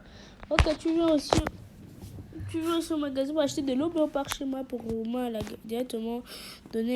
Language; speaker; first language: French; native; French